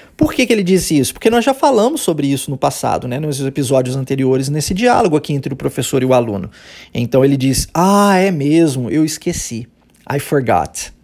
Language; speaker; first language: Portuguese; early bilingual, heritage; Portuguese